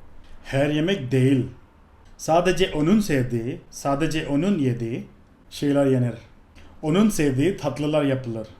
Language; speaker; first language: Turkish; non-native, fluent; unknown